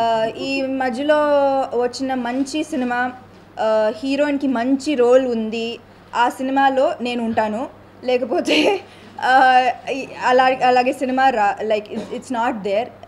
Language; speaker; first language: Telugu; non-native, local second language; Tamil